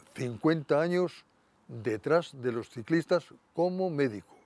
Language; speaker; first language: Spanish; native; Spanish